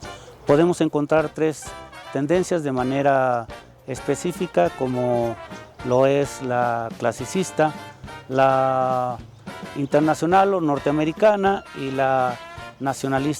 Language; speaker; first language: Spanish; native; Spanish